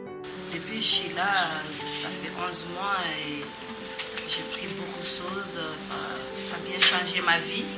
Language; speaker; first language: French; non-native, learner; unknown